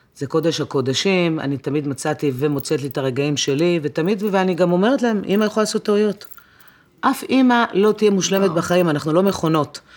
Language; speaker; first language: Hebrew; non-native, fluent; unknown